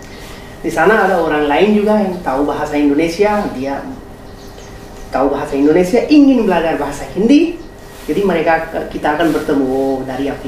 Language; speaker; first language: Indonesian; non-native, fluent; Hindi